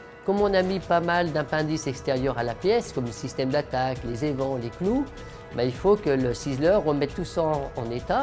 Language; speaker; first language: French; native; French